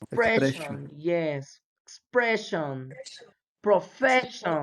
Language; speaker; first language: English; non-native, fluent; Spanish